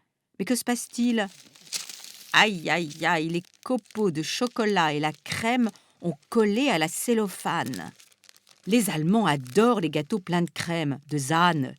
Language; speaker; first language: French; native; French